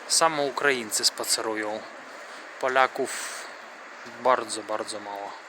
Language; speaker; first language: Polish; non-native, fluent; Russian